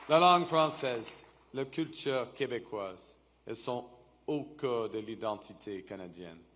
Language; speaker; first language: French; non-native, local second language; English